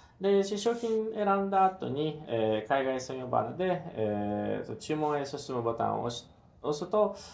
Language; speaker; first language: Japanese; non-native, fluent; Ukrainian